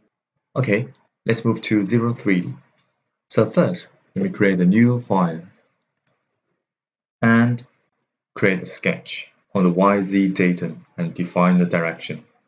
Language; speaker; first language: English; non-native, fluent; Chinese